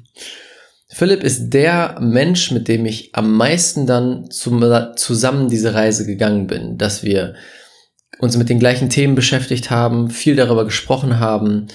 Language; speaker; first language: German; native; German